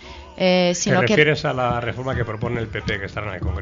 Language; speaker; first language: Spanish; native; Spanish